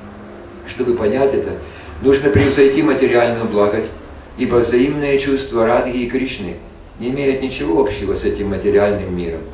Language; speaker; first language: Russian; native; Russian